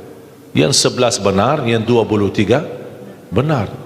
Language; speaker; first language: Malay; non-native, fluent; Arabic